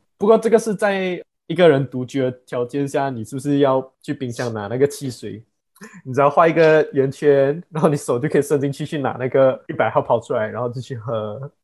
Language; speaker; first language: Chinese; native; Chinese